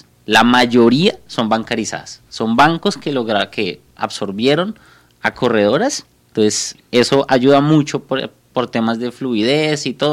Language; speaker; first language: Spanish; native; Spanish